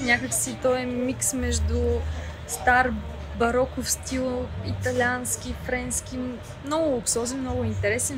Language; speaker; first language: Bulgarian; native; Bulgarian